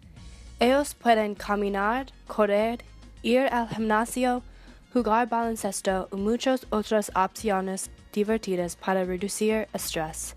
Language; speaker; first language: Spanish; non-native, learner; English